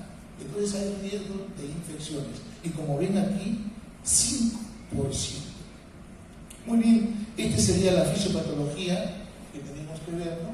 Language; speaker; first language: Spanish; native; Spanish